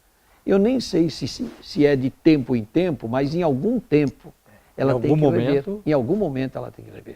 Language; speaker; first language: Portuguese; native; Portuguese